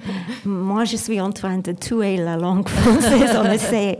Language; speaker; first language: French; non-native, learner; English